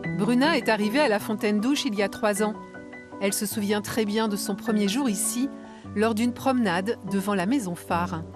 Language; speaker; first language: French; native; French